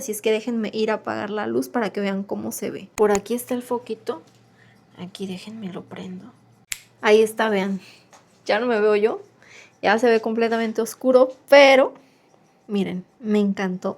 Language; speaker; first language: Spanish; native; Spanish